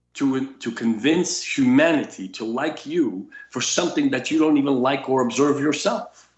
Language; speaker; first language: English; early bilingual, other home language; Russian